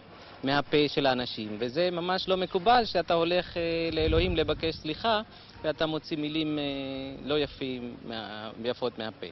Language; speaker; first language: Hebrew; non-native, fluent; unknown